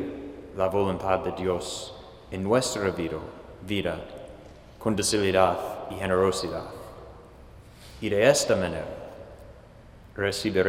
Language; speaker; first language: Spanish; non-native, fluent; English